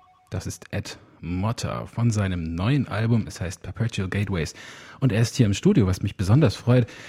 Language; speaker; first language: German; native; German